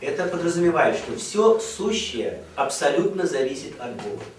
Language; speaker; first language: Russian; native; Russian